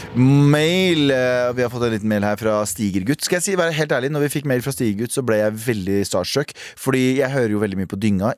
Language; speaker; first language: Norwegian; early bilingual, other home language; Kurdish